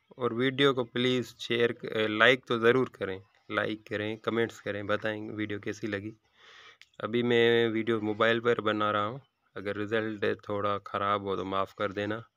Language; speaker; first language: Urdu; non-native, local second language; Sindhi